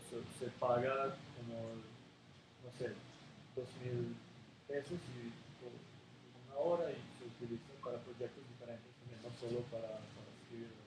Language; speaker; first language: Spanish; non-native, learner; Serbian